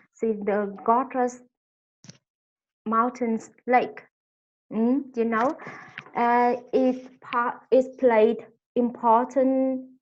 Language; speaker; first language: English; non-native, learner; Vietnamese